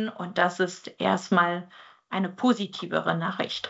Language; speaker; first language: German; native; German